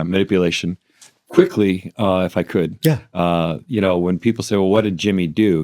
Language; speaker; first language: English; native; English